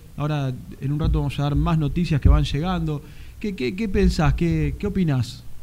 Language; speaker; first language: Spanish; native; Spanish